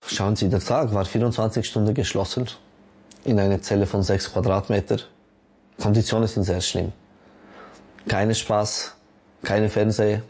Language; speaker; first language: German; non-native, learner; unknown